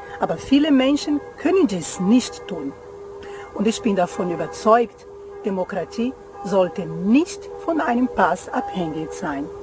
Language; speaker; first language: German; non-native, fluent; Portuguese